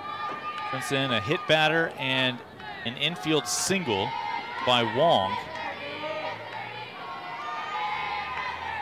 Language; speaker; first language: English; native; English